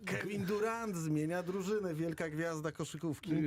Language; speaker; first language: Polish; native; Polish